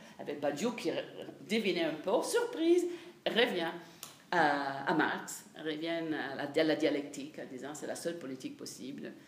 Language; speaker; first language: French; non-native, fluent; Italian